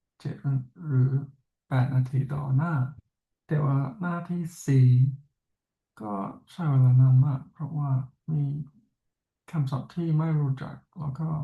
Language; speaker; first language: Thai; non-native, fluent; English